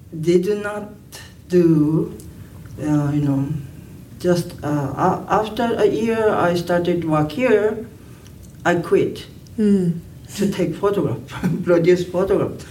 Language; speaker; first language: English; non-native, learner; Japanese